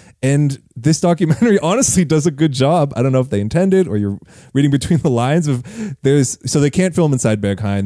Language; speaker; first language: English; native; English